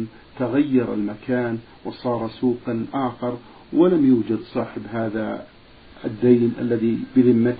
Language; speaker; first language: Arabic; native; Arabic